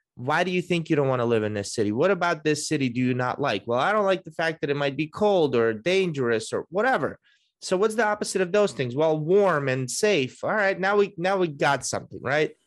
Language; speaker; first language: English; early bilingual, other home language; Russian